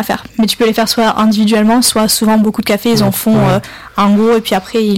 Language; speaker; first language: French; native; French